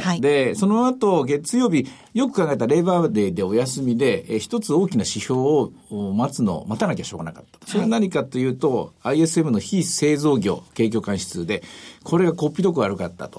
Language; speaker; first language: Japanese; native; Japanese